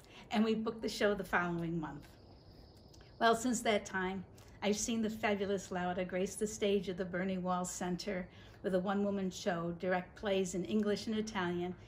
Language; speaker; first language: English; native; English